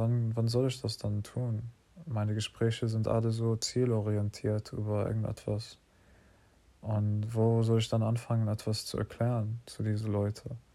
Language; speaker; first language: German; non-native, learner; English